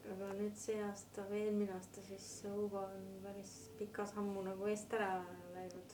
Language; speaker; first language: Estonian; native; Estonian